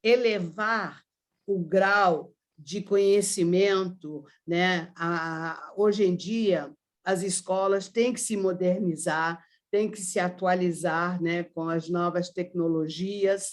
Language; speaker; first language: Portuguese; early bilingual, other home language; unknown